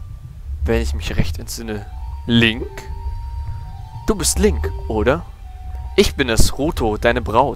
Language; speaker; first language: German; native; German